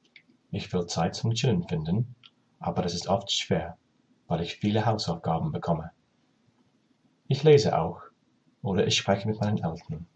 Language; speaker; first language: German; non-native, learner; English